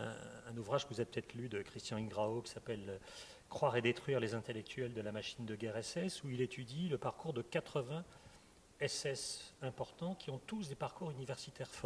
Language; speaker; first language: French; native; French